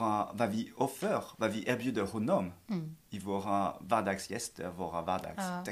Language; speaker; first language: Swedish; non-native, fluent; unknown